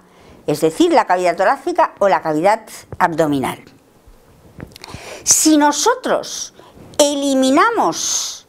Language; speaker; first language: Spanish; native; Spanish